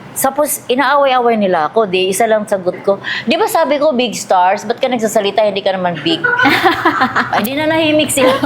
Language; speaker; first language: Filipino; non-native, local second language; Cebuano